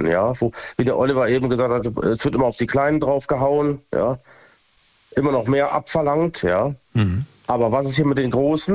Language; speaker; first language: German; native; German